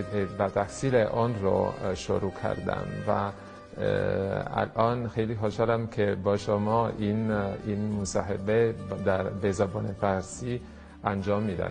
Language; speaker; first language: Persian; non-native, fluent; Italian